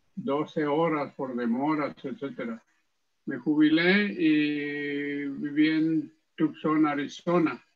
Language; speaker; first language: Spanish; early bilingual, heritage; Spanish